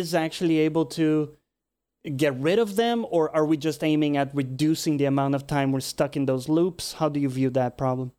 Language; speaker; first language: English; non-native, fluent; Portuguese